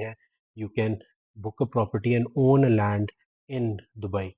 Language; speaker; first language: English; non-native, local second language; Urdu